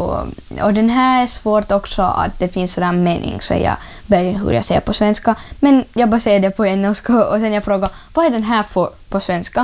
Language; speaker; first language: Swedish; non-native, fluent; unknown